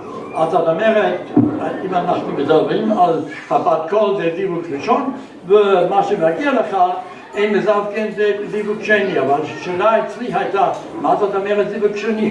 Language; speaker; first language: Hebrew; non-native, fluent; German